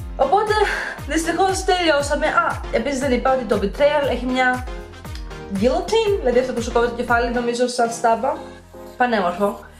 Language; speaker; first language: Greek; early bilingual, heritage; Greek